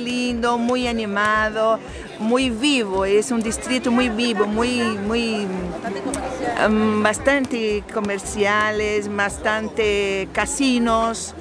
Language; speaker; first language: Spanish; non-native, learner; Portuguese